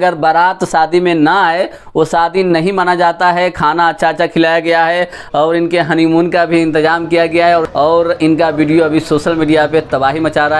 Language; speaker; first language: Hindi; native; Hindi